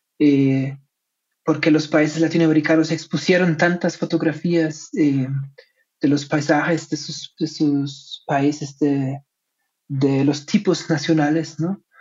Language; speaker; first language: Spanish; non-native, fluent; German